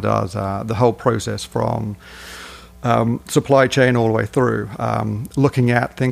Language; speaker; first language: English; native; English